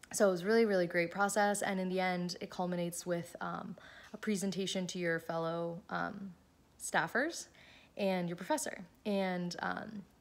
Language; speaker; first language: English; native; English